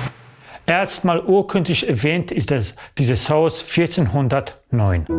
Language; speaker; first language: German; early bilingual, other home language; Polish